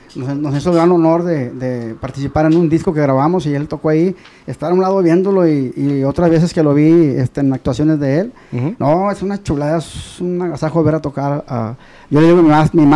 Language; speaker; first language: Spanish; native; Spanish